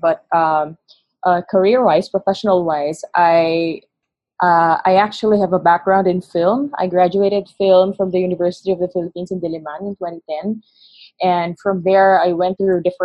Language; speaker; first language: English; non-native, local second language; Hiligaynon